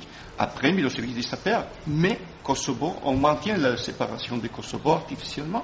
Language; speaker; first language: French; non-native, learner; Spanish